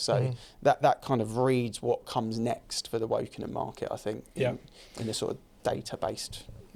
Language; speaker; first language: English; native; English